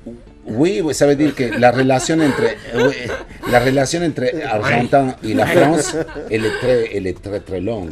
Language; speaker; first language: French; non-native, fluent; Spanish